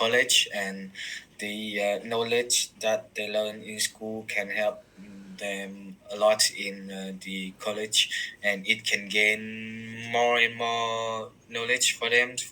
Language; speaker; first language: English; non-native, learner; Vietnamese